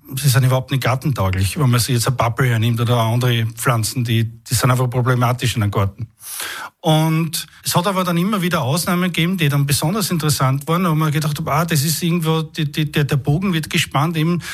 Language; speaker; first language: German; native; German